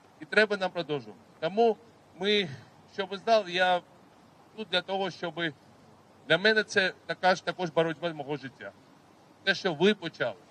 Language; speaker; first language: Ukrainian; non-native, fluent; Georgian